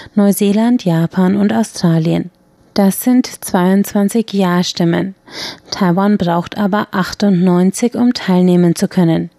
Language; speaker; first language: German; native; German